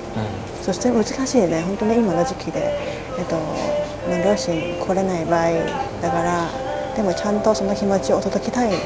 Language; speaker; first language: Japanese; non-native, fluent; Cantonese